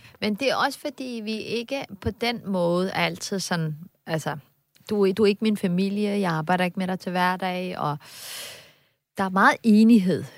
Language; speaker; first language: Danish; early bilingual, other home language; Turkish